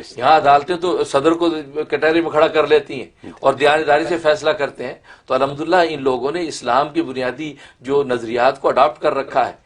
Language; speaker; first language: Urdu; native; Urdu